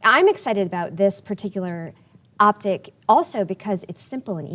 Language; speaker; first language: English; native; English